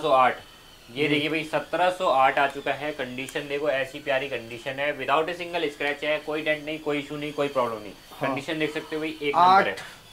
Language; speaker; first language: Hindi; native; Hindi